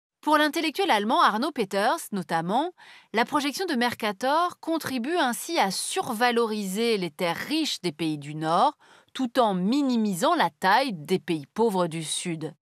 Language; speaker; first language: French; native; French